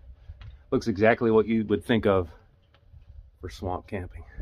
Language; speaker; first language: English; native; English